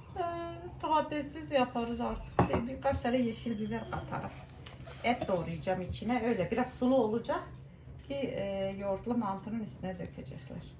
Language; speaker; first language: Turkish; early bilingual, heritage; Turkish